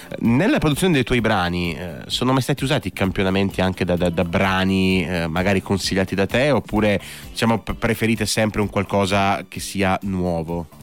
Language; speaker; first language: Italian; native; Italian